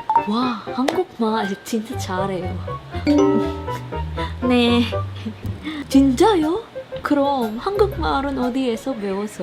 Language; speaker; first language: Korean; non-native, learner; Filipino